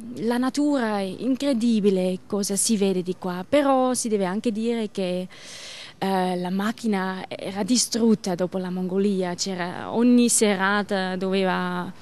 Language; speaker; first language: Italian; non-native, learner; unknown